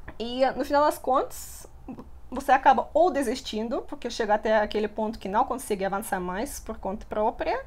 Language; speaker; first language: Portuguese; non-native, fluent; Russian